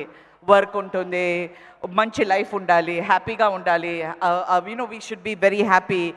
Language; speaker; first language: Telugu; non-native, fluent; Tamil